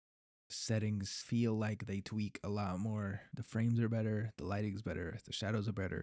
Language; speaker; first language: English; native; English